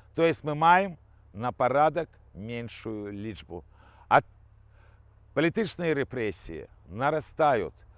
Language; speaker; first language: Belarusian; non-native, local second language; Russian